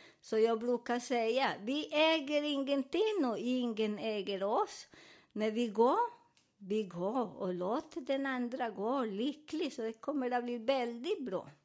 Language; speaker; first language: Swedish; non-native, learner; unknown